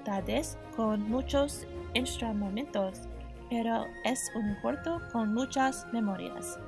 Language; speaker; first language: Spanish; non-native, learner; English